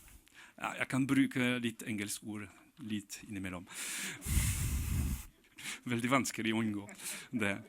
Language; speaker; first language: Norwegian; non-native, fluent; French